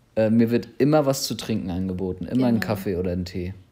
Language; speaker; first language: German; native; German